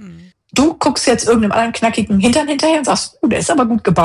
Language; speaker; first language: German; native; German